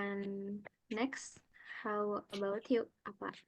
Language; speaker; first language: English; non-native, learner; Indonesian